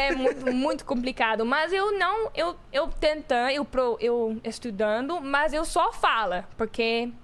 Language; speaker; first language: Portuguese; non-native, learner; Dutch